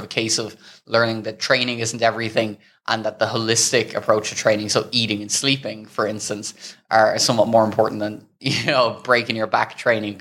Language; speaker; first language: English; native; English